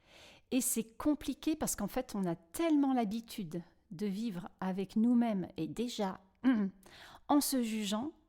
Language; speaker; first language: French; native; French